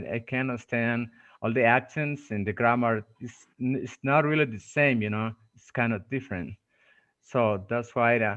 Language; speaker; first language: English; non-native, fluent; Spanish